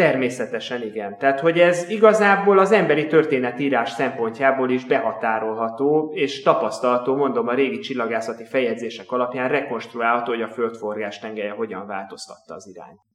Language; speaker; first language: Hungarian; native; Hungarian